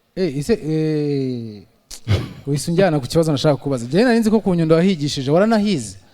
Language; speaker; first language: Kinyarwanda; native; Kinyarwanda